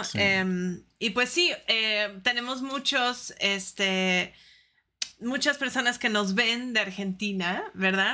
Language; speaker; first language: Spanish; early bilingual, heritage; Spanish